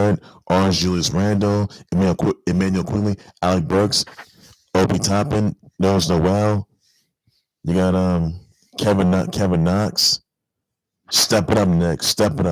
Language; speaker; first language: English; native; English